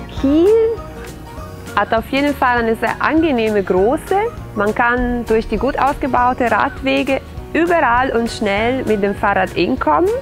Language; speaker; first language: German; non-native, fluent; Italian